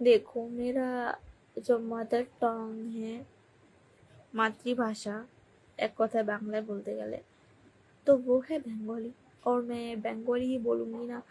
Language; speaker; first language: Hindi; non-native, local second language; Bangla